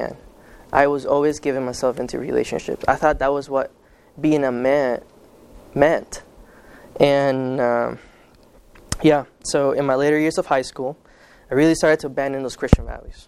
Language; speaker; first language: English; early bilingual, other home language; Spanish